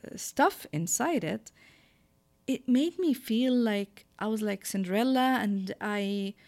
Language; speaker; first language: English; non-native, fluent; Arabic